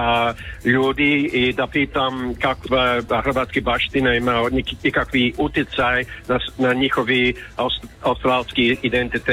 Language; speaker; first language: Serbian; early bilingual, heritage; Croatian